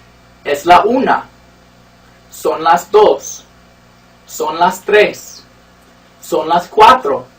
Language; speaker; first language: Spanish; non-native, fluent; English